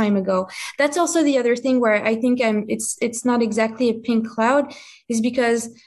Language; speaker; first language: English; non-native, fluent; French